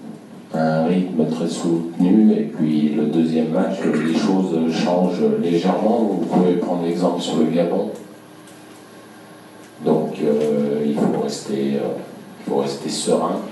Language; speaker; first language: French; native; French